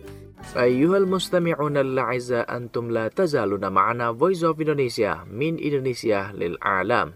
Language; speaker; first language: Arabic; non-native, fluent; Indonesian